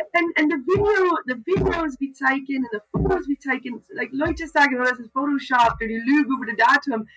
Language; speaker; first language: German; non-native, learner; English